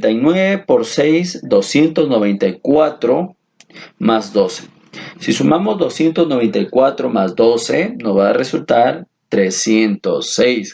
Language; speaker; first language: Spanish; native; Spanish